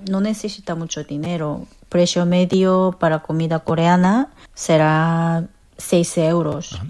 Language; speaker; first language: Spanish; non-native, fluent; Korean